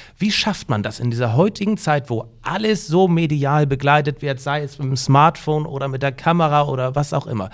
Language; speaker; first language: German; native; German